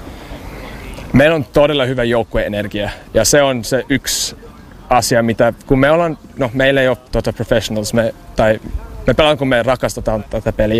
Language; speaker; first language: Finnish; early bilingual, heritage; English